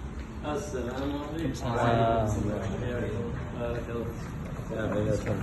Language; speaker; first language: Arabic; native; Arabic